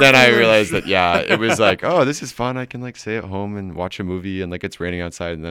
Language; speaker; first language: English; native; English